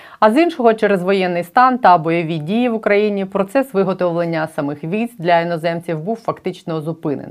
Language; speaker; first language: Ukrainian; native; Ukrainian